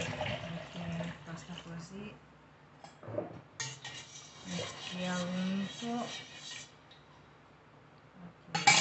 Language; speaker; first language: Italian; non-native, learner; Japanese